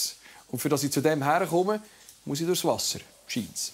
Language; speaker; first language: German; native; German